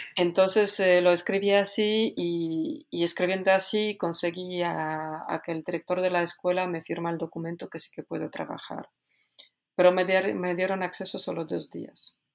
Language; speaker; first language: Spanish; non-native, fluent; Polish